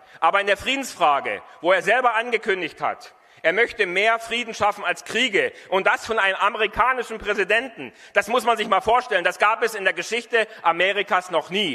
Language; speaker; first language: German; native; German